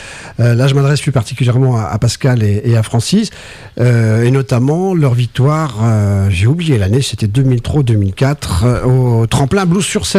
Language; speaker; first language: French; native; French